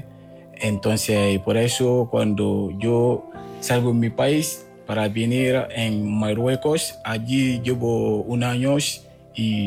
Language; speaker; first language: Spanish; non-native, learner; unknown